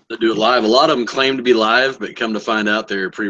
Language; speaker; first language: English; native; English